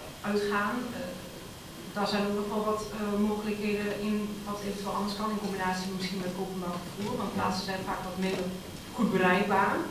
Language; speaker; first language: Dutch; native; Dutch